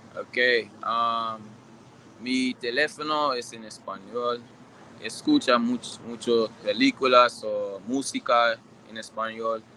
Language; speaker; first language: Spanish; non-native, learner; English